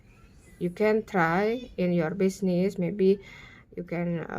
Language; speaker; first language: English; non-native, learner; Indonesian